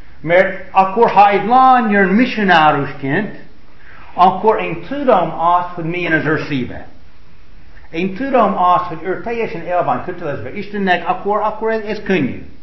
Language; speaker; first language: Hungarian; non-native, fluent; English